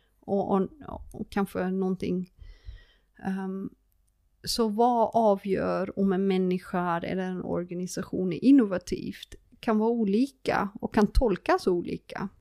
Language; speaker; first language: Swedish; non-native, fluent; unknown